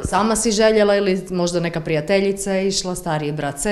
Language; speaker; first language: Croatian; native; Croatian